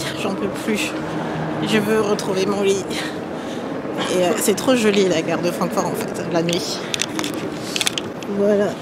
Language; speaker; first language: French; native; French